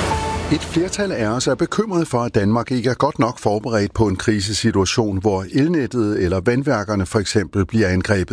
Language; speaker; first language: Danish; native; Danish